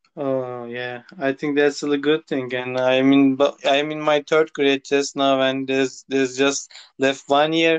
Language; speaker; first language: English; non-native, local second language; Turkish